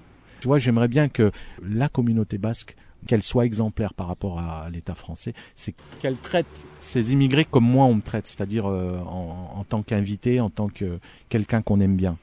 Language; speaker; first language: French; early bilingual, other home language; Arabic